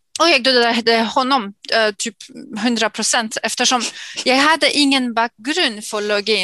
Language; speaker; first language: Swedish; non-native, fluent; English